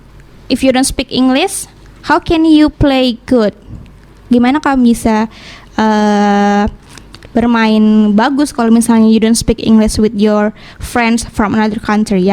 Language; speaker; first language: English; non-native, learner; Indonesian